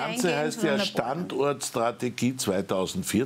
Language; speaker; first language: German; native; German